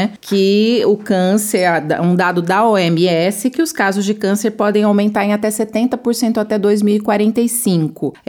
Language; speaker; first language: Portuguese; native; Portuguese